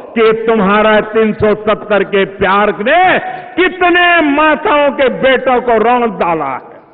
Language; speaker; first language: Hindi; non-native, local second language; Gujarati